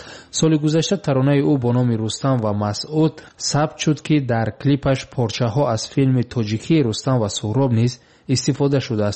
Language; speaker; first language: Tajik; native; Tajik